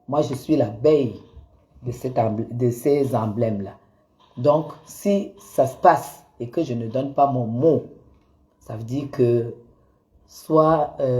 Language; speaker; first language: French; native; French